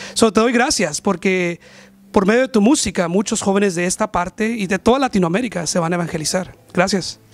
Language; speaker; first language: Spanish; early bilingual, heritage; Spanish